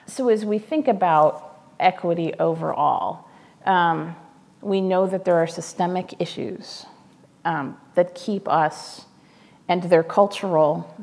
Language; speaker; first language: English; native; English